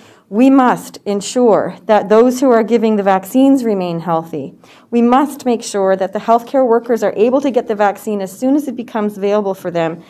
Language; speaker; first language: English; native; English